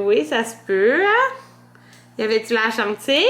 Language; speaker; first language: French; native; French